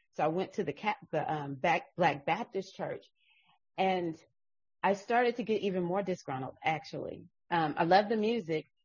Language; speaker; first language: English; native; English